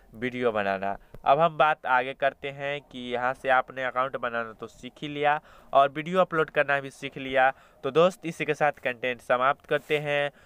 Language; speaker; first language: Hindi; native; Hindi